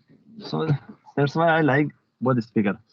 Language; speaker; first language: English; non-native, local second language; Hindi